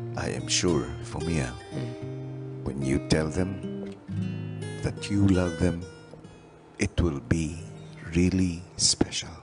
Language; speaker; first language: English; non-native, local second language; Filipino